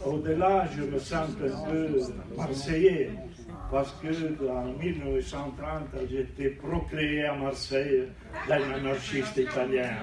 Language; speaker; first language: French; non-native, fluent; Italian